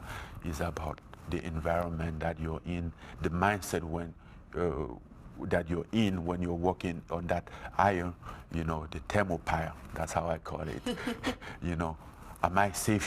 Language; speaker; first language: English; non-native, fluent; French